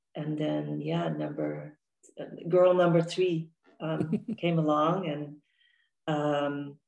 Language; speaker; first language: English; non-native, fluent; Dutch